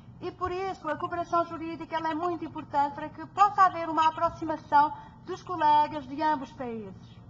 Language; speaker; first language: Portuguese; early bilingual, heritage; Portuguese